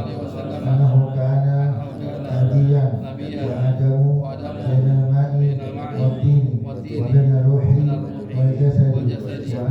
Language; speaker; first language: Arabic; non-native, fluent; Indonesian